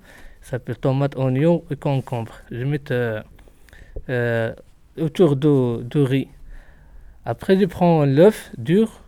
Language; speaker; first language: French; non-native, learner; Arabic